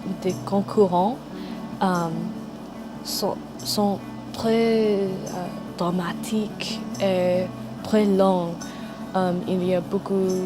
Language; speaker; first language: French; non-native, learner; English